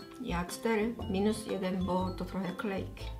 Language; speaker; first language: Polish; non-native, learner; Korean